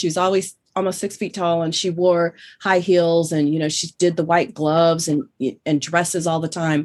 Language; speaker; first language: English; native; English